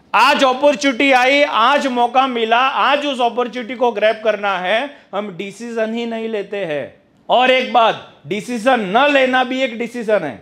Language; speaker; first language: Hindi; non-native, local second language; Gujarati